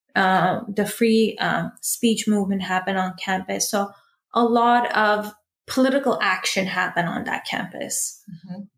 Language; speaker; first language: English; early bilingual, other home language; Persian